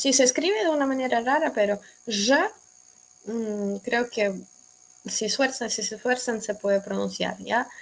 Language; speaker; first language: Spanish; non-native, fluent; Russian